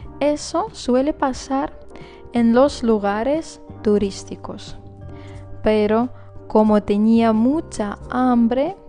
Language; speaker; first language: Spanish; non-native, fluent; Russian